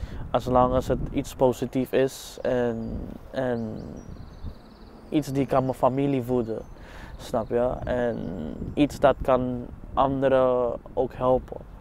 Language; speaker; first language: Dutch; non-native, fluent; English